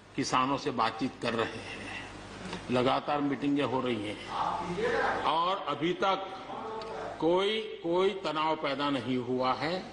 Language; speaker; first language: Hindi; non-native, local second language; Gujarati